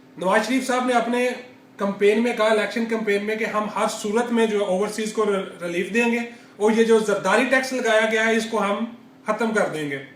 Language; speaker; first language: Urdu; non-native, local second language; Punjabi